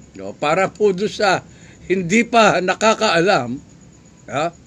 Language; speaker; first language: Filipino; non-native, local second language; Iloko